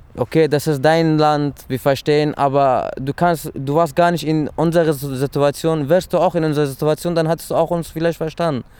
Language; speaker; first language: German; early bilingual, other home language; Persian